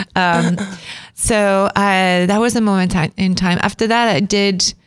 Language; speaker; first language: English; non-native, fluent; French